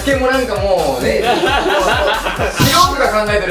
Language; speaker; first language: Japanese; native; Japanese